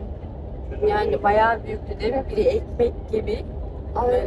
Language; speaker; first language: Turkish; non-native, fluent; Kyrgyz